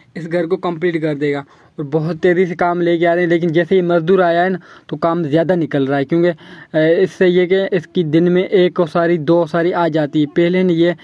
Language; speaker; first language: Urdu; non-native, local second language; Sindhi